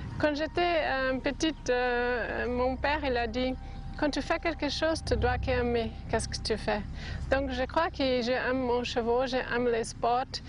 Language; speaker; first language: French; non-native, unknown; Portuguese